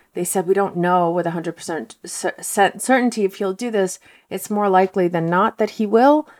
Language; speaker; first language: English; early bilingual, heritage; Russian